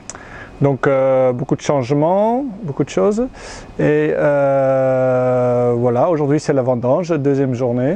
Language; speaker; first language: French; non-native, fluent; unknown